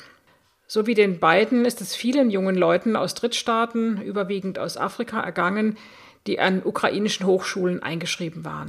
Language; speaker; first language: German; native; German